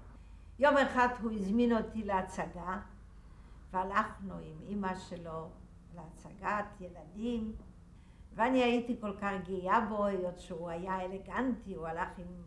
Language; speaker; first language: Hebrew; non-native, fluent; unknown